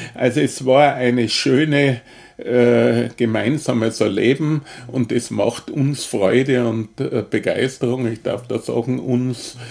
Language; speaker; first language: German; native; German